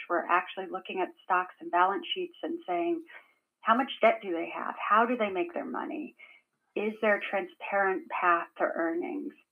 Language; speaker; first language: English; native; English